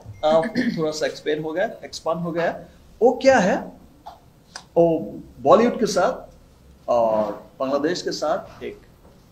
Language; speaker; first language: Hindi; non-native, learner; Bangla